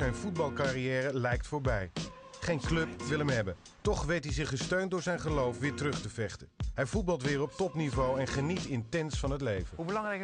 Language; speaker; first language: Dutch; native; Dutch